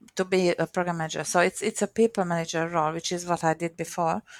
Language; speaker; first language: English; non-native, fluent; Hungarian